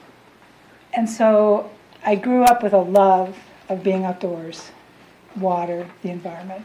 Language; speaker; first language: English; native; English